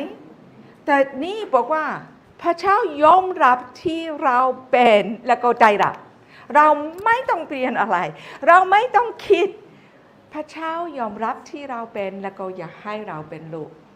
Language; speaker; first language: Thai; non-native, fluent; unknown